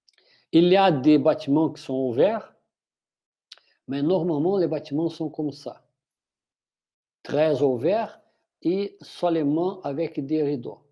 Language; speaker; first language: French; non-native, fluent; Portuguese